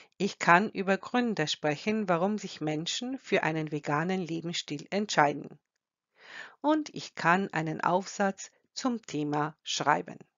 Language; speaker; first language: German; non-native, fluent; Croatian